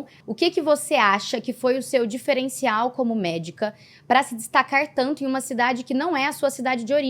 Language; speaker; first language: Portuguese; native; Portuguese